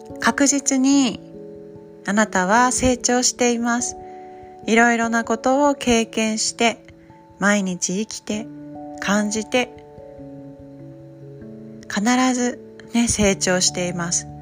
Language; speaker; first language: Japanese; native; Japanese